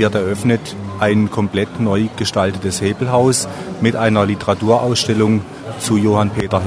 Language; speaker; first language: German; native; German